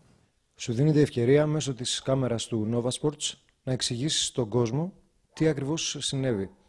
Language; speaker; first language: Greek; native; Greek